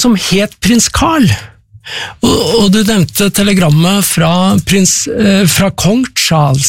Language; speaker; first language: Norwegian; native; Norwegian